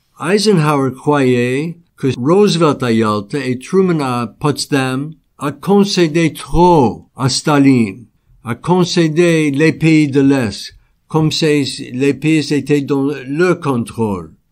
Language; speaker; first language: French; non-native, fluent; English